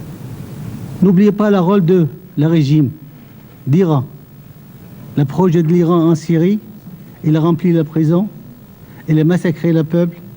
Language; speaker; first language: French; non-native, fluent; Arabic